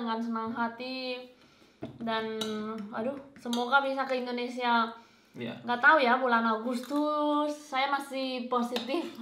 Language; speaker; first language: Indonesian; non-native, fluent; Spanish